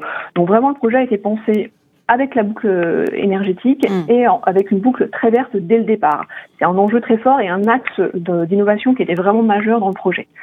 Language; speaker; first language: French; native; French